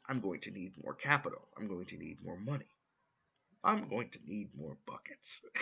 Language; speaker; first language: English; native; English